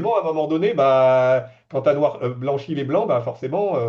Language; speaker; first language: French; native; French